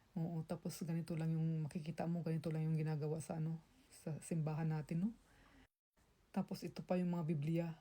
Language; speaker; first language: Filipino; non-native, local second language; Cebuano